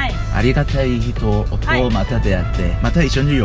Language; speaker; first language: Japanese; non-native, learner; Korean